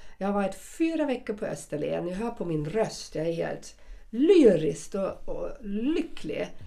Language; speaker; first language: Swedish; non-native, fluent; German